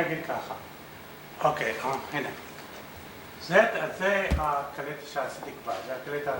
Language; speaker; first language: Hebrew; early bilingual, other home language; Arabic